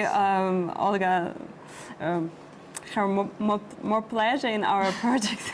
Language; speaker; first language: English; non-native, learner; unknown